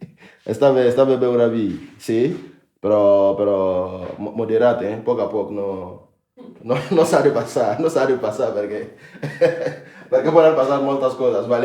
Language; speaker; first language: Catalan; non-native, fluent; Akan